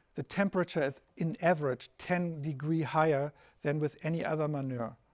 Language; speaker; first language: English; non-native, fluent; German